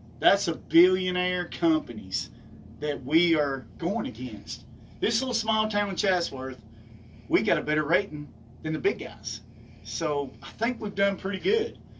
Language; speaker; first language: English; native; English